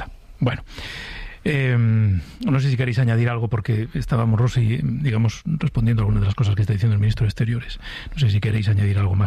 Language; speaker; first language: Spanish; native; Spanish